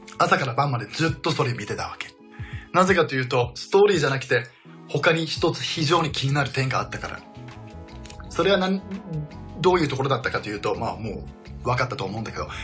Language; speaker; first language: Japanese; non-native, fluent; Danish